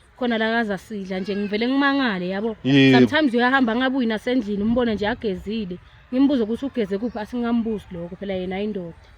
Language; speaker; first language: Zulu; native; Zulu